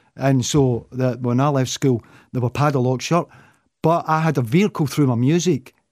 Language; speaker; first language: English; native; English